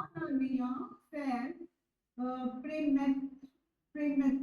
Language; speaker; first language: French; non-native, learner; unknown